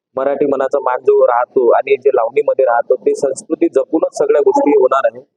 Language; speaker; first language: Marathi; native; Marathi